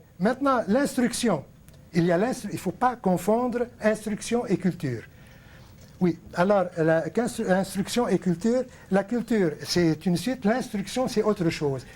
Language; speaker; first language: French; non-native, local second language; Arabic